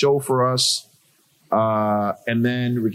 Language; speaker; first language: English; native; English